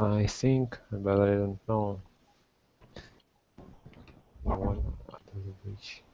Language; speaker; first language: English; non-native, learner; Russian